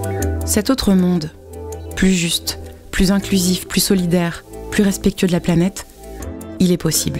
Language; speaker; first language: French; native; French